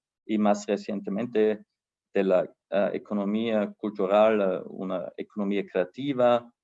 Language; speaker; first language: Spanish; non-native, fluent; German